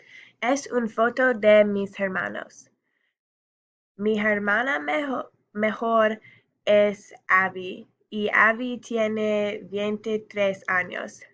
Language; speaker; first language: Spanish; non-native, learner; English